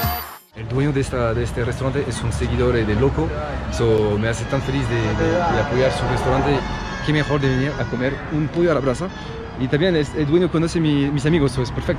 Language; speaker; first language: Spanish; non-native, fluent; French